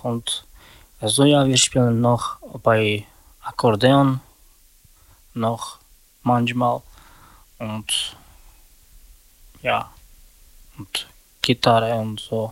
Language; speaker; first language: German; non-native, learner; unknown